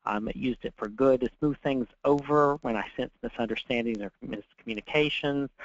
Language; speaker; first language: English; native; English